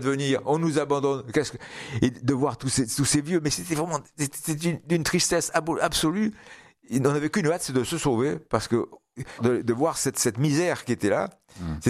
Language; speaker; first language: French; native; French